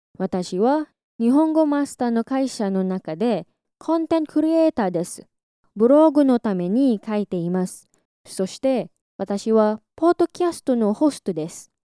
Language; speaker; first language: Japanese; non-native, learner; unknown